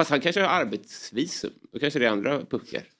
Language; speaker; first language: Swedish; native; Swedish